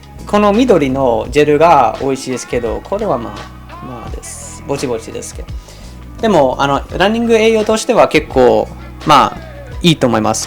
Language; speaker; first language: Japanese; non-native, fluent; English